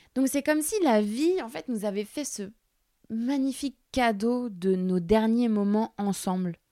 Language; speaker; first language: French; native; French